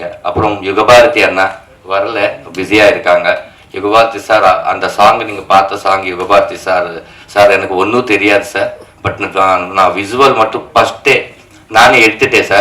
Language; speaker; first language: Tamil; non-native, learner; Telugu